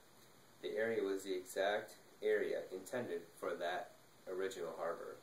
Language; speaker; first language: English; native; English